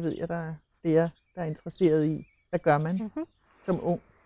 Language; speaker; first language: Danish; native; Danish